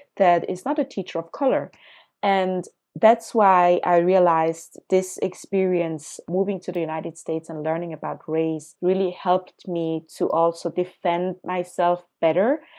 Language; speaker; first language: English; early bilingual, other home language; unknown